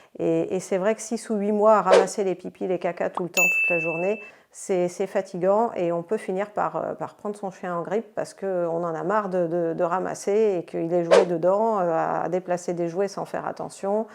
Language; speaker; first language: French; native; French